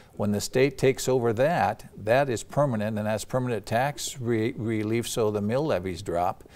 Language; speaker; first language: English; native; English